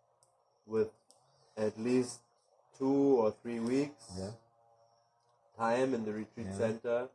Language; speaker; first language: English; non-native, fluent; German